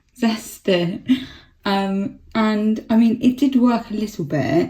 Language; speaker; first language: English; native; English